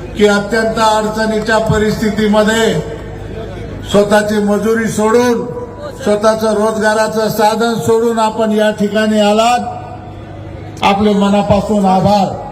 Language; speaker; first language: Marathi; non-native, local second language; Lambadi